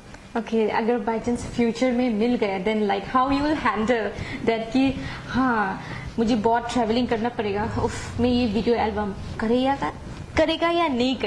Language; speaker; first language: Hindi; non-native, local second language; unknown